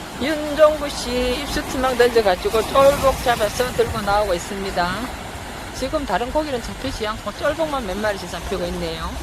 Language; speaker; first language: Korean; native; Korean